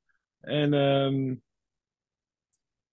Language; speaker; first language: English; native; English